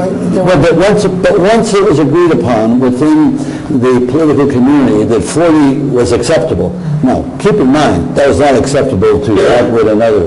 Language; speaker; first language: English; native; English